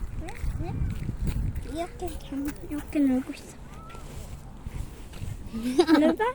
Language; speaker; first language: Korean; non-native, local second language; Mongolian